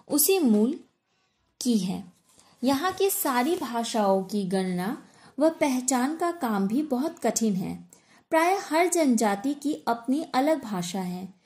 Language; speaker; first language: Hindi; native; Hindi